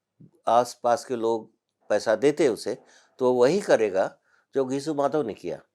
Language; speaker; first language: Hindi; native; Hindi